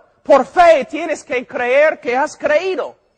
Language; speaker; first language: Spanish; non-native, fluent; English